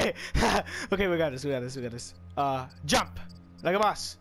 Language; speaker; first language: English; native; English